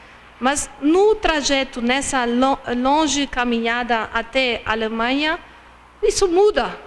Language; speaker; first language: Portuguese; non-native, fluent; German